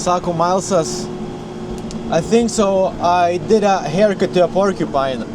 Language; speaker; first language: English; non-native, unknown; Lithuanian